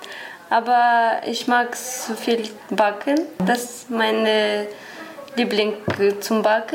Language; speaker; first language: German; non-native, learner; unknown